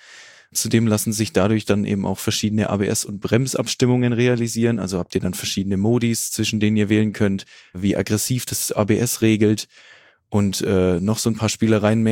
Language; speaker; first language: German; native; German